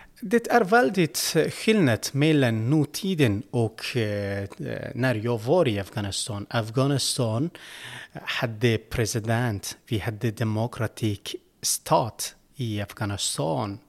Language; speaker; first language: Swedish; non-native, learner; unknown